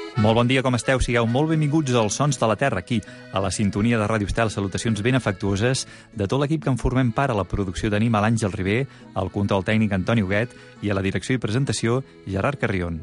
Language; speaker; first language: Catalan; native; Catalan